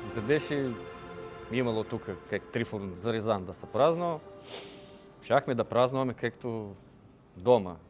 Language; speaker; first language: Bulgarian; native; Bulgarian